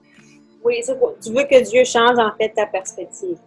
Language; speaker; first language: French; native; French